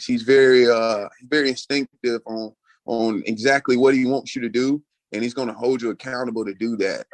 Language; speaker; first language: English; native; English